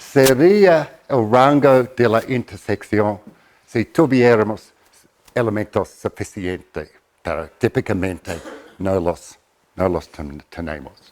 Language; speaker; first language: Spanish; non-native, fluent; English